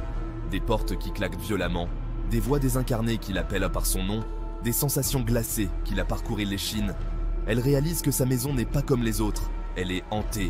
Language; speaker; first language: French; native; French